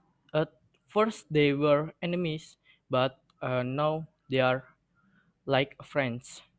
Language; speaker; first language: English; non-native, learner; Indonesian